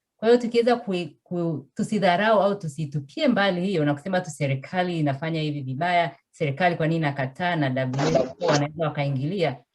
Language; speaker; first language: Swahili; native; Swahili